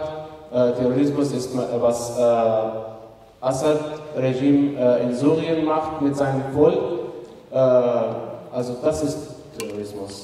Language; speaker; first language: German; non-native, fluent; Arabic